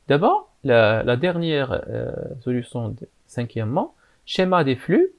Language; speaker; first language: French; non-native, local second language; Arabic